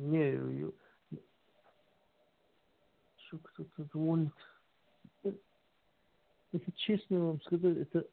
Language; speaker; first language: Russian; non-native, learner; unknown